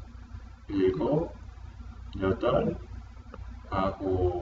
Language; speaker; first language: Korean; non-native, fluent; Spanish